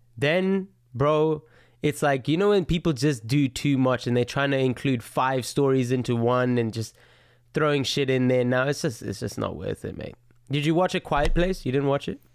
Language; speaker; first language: English; native; English